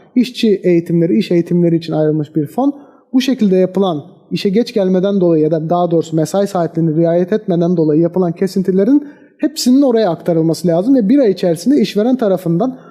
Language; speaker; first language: Turkish; native; Turkish